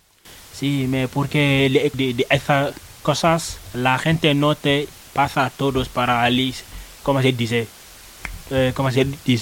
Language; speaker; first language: Spanish; non-native, learner; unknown